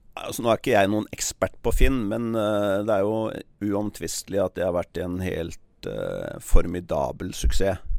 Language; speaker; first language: Norwegian; native; Norwegian